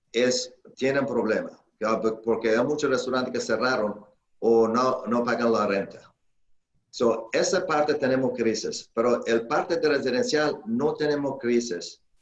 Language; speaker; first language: Spanish; non-native, learner; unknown